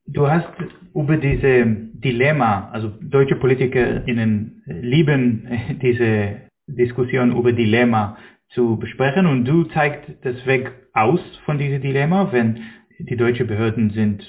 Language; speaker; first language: German; non-native, fluent; Hebrew